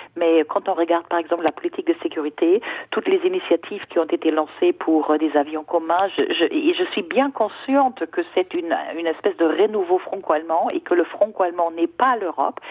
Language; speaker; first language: French; non-native, fluent; German